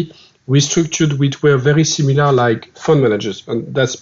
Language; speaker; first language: English; non-native, fluent; French